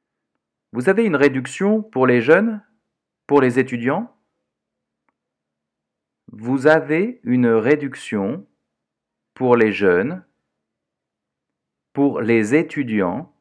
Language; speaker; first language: French; non-native, fluent; Portuguese